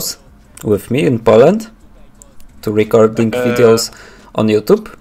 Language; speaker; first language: English; non-native, learner; Polish